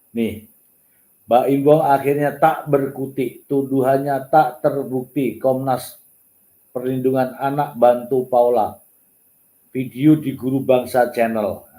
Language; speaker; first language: Indonesian; native; Indonesian